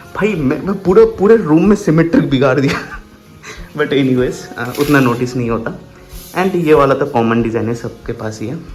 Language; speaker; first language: Hindi; non-native, local second language; Bangla